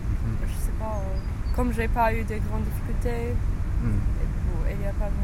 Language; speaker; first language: French; non-native, fluent; English